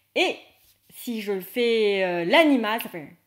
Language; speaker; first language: French; non-native, fluent; Vietnamese